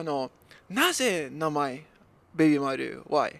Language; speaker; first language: Japanese; non-native, learner; English